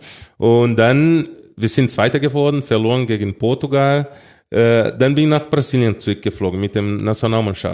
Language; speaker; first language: German; non-native, fluent; Portuguese